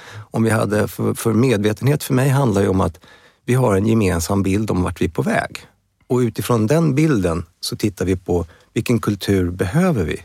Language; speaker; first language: Swedish; native; Swedish